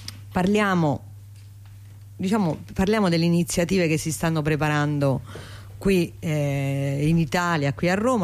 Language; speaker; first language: Italian; native; Italian